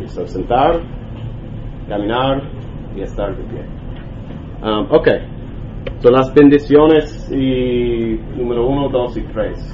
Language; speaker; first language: Spanish; non-native, learner; English